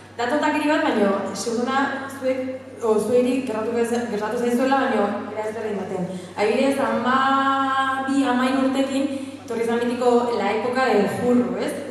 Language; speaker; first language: Basque; non-native, local second language; Spanish